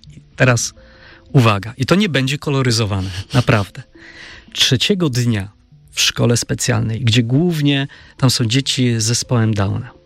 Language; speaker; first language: Polish; native; Polish